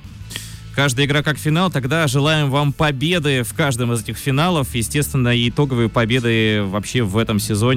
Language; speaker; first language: Russian; native; Russian